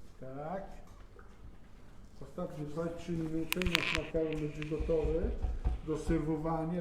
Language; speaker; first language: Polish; non-native, learner; Italian